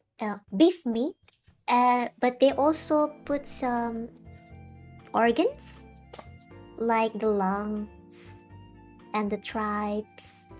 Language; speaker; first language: English; non-native, fluent; Indonesian